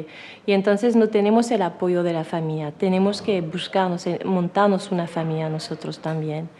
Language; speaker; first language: Spanish; non-native, fluent; French